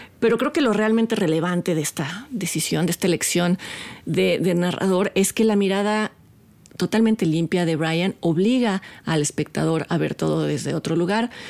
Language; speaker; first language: Spanish; native; Spanish